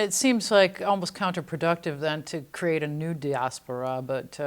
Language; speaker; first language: English; native; English